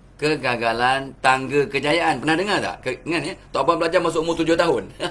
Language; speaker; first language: Malay; native; Malay